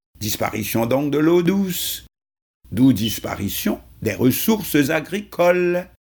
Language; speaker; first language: French; non-native, local second language; Haitian Creole